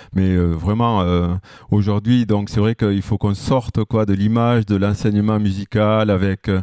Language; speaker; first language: French; native; French